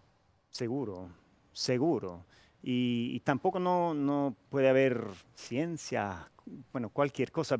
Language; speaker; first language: Spanish; non-native, fluent; English